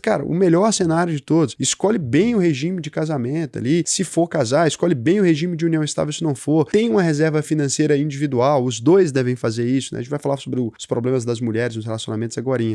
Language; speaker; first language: Portuguese; native; Portuguese